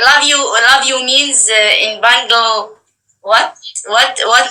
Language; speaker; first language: English; non-native, learner; Arabic